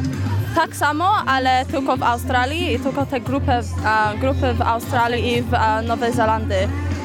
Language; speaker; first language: Polish; early bilingual, heritage; Polish